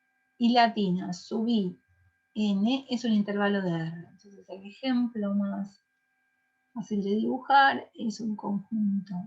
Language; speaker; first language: Spanish; native; Spanish